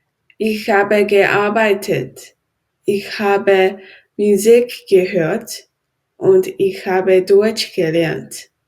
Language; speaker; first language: German; non-native, learner; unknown